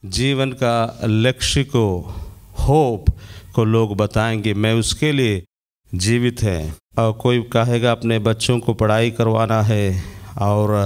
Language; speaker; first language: Hindi; non-native, local second language; Malayalam